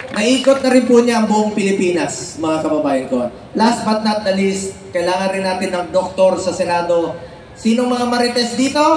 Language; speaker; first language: Filipino; non-native, local second language; Cebuano